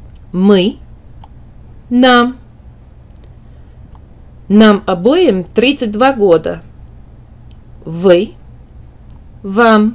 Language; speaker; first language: Russian; non-native, fluent; English